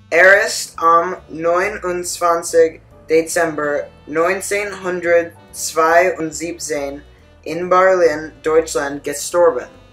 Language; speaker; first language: German; non-native, learner; English